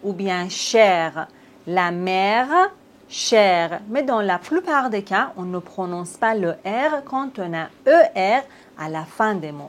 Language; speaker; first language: French; native; French